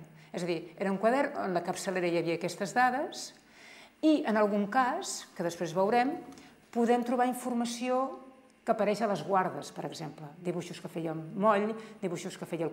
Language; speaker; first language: Catalan; native; Catalan